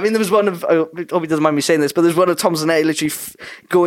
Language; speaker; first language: English; native; English